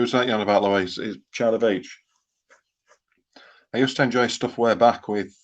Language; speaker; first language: English; native; English